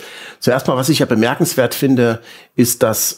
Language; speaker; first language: German; native; German